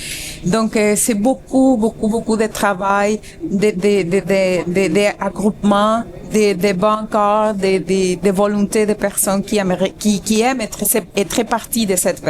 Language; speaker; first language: French; non-native, fluent; Spanish